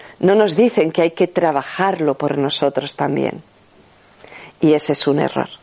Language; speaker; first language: Spanish; native; Spanish